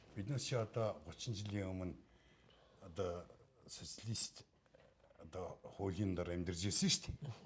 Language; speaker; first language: Mongolian; native; Mongolian